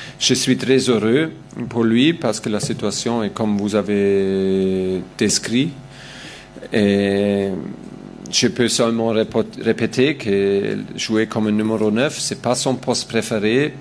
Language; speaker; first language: French; non-native, learner; German